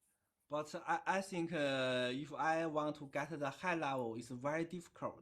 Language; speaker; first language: English; non-native, learner; Chinese